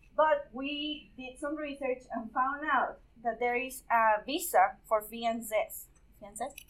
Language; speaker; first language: English; non-native, fluent; Spanish